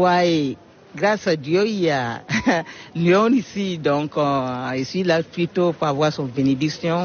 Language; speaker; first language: French; non-native, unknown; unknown